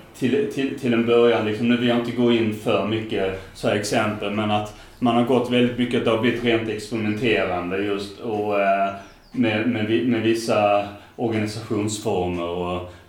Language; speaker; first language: Swedish; native; Swedish